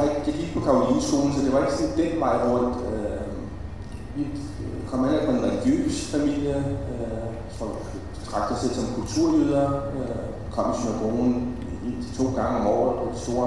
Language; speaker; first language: Danish; early bilingual, other home language; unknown